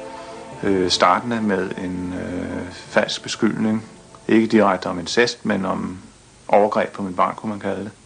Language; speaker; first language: Danish; native; Danish